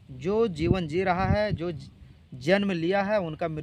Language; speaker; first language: Hindi; native; Hindi